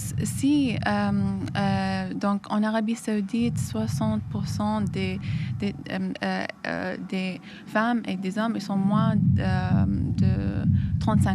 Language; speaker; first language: French; non-native, fluent; Arabic